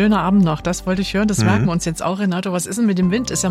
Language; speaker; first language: German; native; German